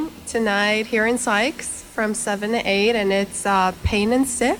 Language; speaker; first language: English; non-native, fluent; Norwegian